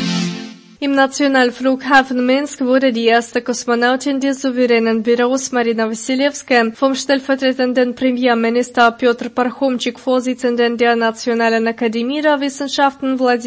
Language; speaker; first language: German; non-native, fluent; Russian